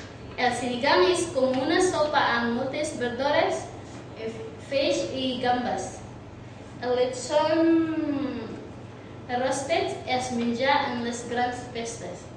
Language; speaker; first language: Catalan; non-native, learner; Cebuano